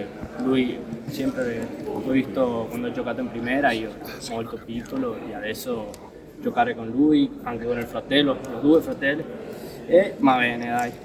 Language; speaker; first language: Italian; non-native, learner; Spanish